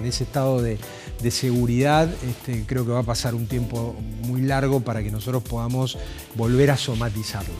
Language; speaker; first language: Spanish; native; Spanish